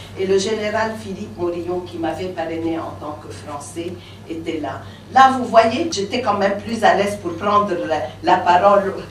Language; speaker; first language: French; non-native, local second language; Arabic